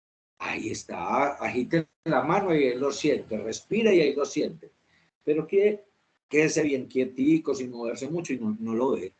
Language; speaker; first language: Spanish; native; Spanish